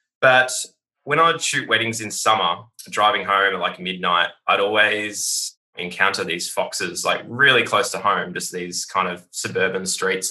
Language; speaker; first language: English; native; English